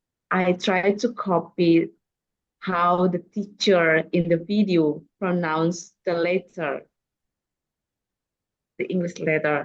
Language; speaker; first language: English; non-native, learner; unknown